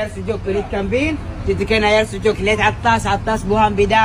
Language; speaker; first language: Indonesian; non-native, learner; Arabic